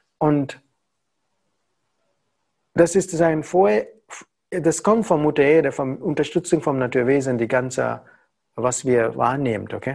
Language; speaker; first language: German; non-native, learner; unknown